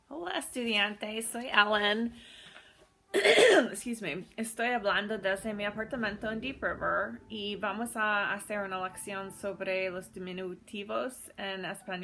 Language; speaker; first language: Spanish; non-native, fluent; English